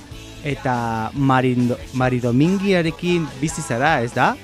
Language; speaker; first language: Basque; non-native, learner; Spanish